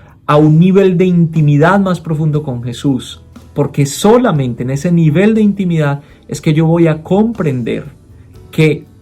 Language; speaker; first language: Spanish; native; Spanish